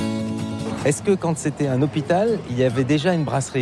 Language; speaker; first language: French; native; French